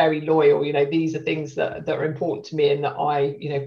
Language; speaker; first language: English; native; English